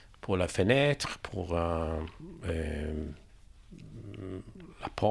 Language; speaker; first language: French; non-native, learner; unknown